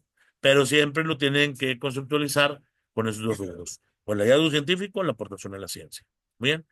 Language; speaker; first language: Spanish; native; Spanish